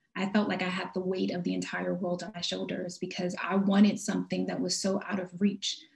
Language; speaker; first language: English; native; English